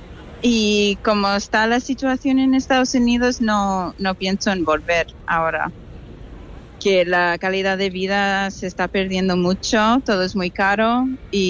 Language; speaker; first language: Spanish; non-native, fluent; English